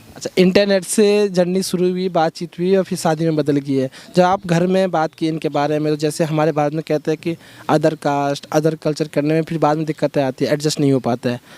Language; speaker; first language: Hindi; native; Hindi